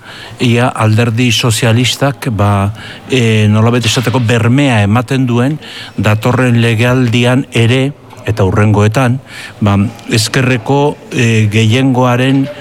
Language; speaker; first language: Basque; native; Basque